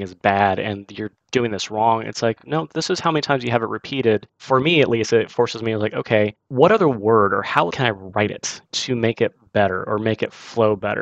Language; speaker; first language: English; native; English